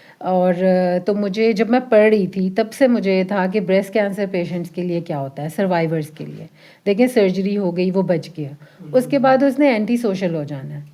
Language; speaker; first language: Urdu; early bilingual, heritage; Urdu